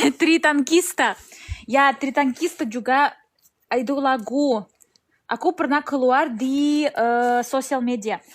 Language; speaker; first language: Indonesian; non-native, learner; Russian